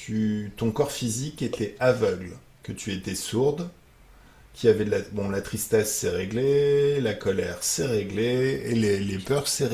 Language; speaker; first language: French; native; French